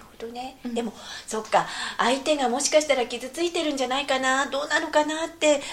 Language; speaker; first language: Japanese; native; Japanese